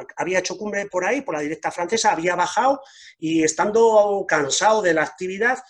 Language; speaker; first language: Spanish; native; Spanish